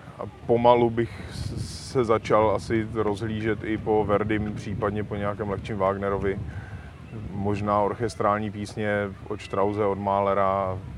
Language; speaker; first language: Czech; native; Czech